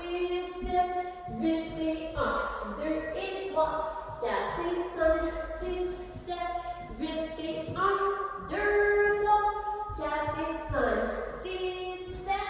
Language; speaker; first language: French; native; French